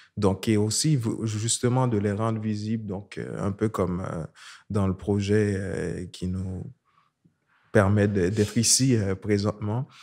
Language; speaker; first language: French; non-native, local second language; Haitian Creole